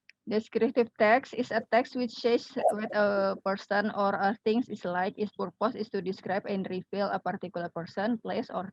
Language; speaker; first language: English; non-native, fluent; Indonesian